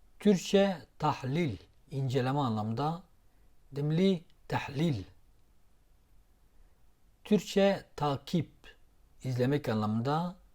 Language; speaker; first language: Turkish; non-native, local second language; Zaza